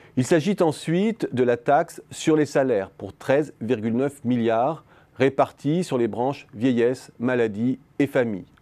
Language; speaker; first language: French; native; French